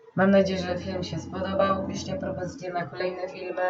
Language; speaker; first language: Polish; native; Polish